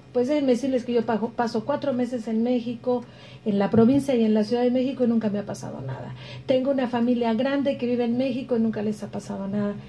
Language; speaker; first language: Spanish; native; Spanish